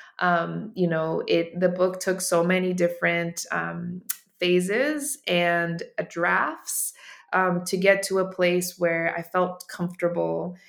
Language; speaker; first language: English; native; English